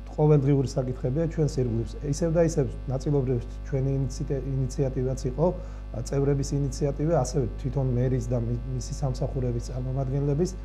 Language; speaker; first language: Georgian; native; Georgian